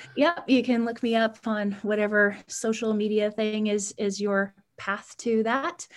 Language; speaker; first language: English; native; English